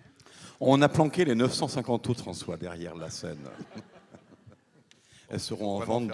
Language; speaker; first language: French; native; French